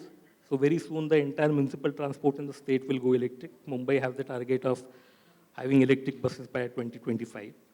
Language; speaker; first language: English; non-native, local second language; Marathi